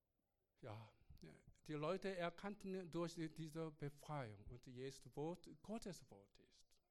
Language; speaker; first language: German; non-native, learner; Korean